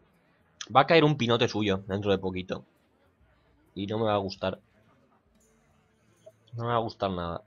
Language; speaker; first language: Spanish; native; Spanish